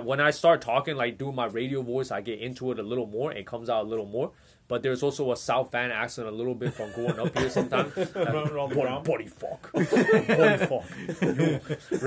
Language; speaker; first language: English; non-native, fluent; Indonesian